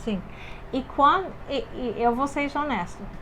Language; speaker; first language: Portuguese; non-native, fluent; English